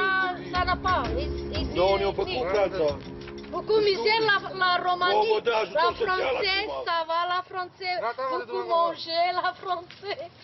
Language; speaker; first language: French; non-native, learner; Romanian